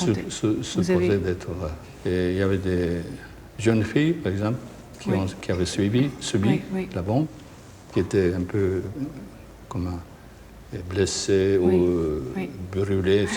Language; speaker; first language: French; non-native, fluent; Japanese